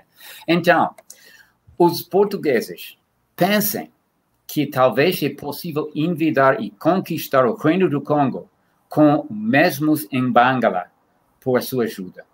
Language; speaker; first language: Portuguese; non-native, fluent; English